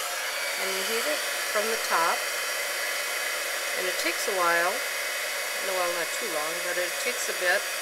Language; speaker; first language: English; native; English